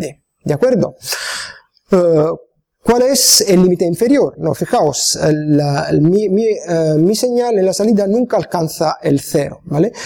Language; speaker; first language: Spanish; non-native, fluent; Italian